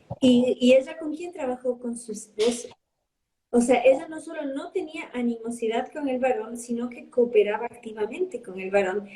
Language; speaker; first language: Spanish; early bilingual, heritage; Spanish